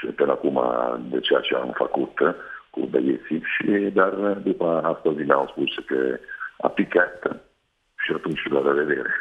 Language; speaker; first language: Romanian; non-native, fluent; Italian